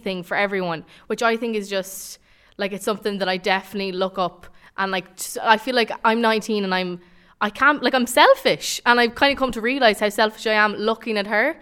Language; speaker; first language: English; native; English